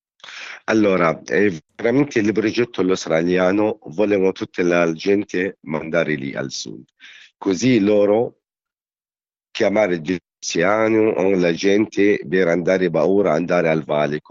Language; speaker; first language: Italian; non-native, learner; Arabic